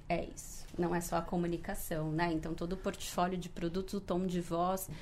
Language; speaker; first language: Portuguese; native; Portuguese